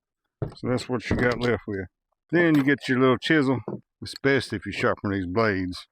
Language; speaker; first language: English; native; English